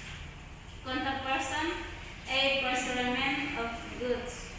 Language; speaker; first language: English; non-native, learner; Indonesian